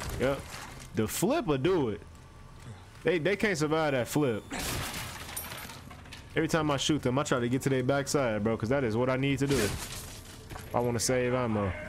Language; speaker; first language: English; native; English